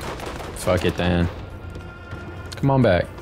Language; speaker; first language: English; native; English